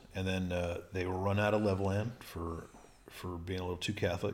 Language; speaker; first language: English; early bilingual, other home language; Spanish